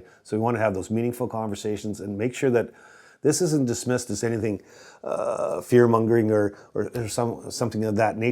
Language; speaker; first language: English; native; English